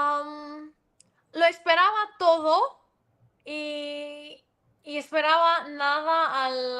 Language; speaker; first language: Spanish; non-native, fluent; Greek